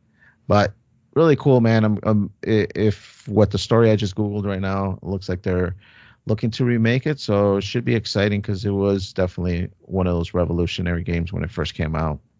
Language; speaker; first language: English; native; English